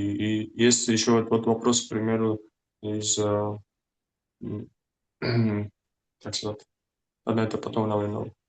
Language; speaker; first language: Russian; non-native, fluent; Georgian